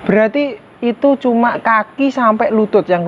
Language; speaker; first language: Indonesian; native; Indonesian